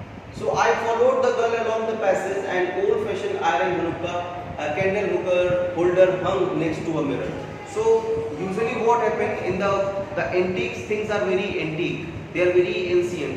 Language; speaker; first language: English; non-native, local second language; Hindi